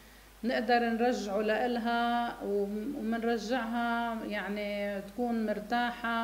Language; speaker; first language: Arabic; native; Arabic